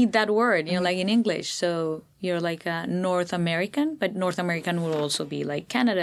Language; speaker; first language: English; non-native, fluent; Spanish